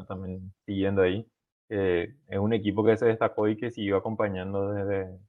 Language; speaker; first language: Spanish; native; Spanish